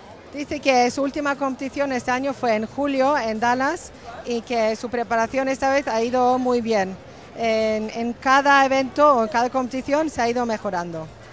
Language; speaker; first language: Spanish; native; Spanish